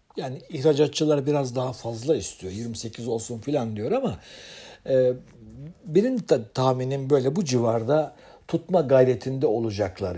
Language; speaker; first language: Turkish; native; Turkish